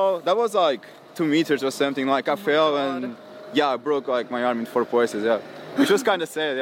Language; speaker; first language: English; non-native, fluent; Portuguese